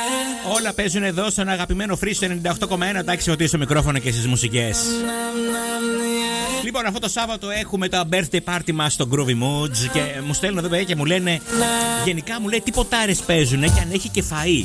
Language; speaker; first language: Greek; native; Greek